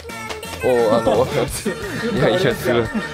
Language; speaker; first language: Japanese; native; Japanese